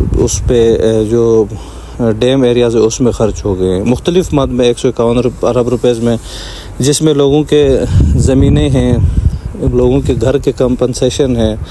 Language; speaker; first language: Urdu; non-native, local second language; Shina